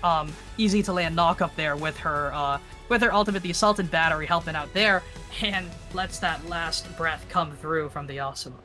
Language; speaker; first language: English; native; English